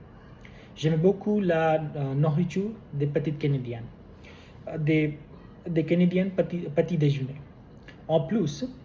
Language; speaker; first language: French; non-native, learner; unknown